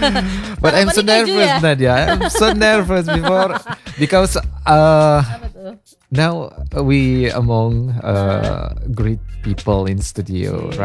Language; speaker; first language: English; non-native, learner; Indonesian